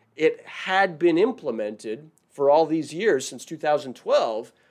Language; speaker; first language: English; native; English